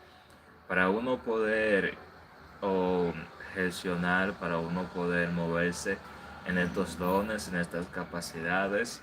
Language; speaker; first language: Spanish; native; Spanish